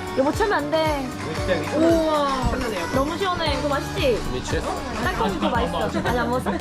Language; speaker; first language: Korean; native; Korean